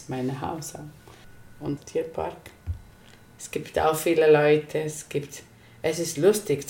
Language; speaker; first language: German; non-native, learner; Spanish